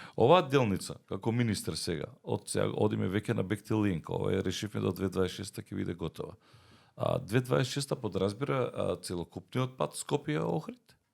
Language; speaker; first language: Macedonian; native; Macedonian